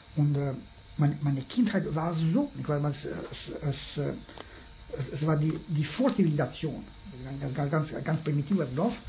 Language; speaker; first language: German; non-native, fluent; Romanian